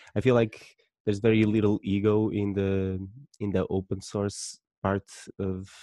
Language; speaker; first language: English; non-native, fluent; Portuguese